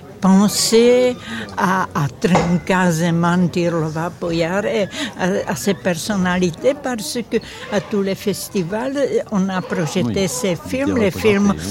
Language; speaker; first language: French; non-native, fluent; Czech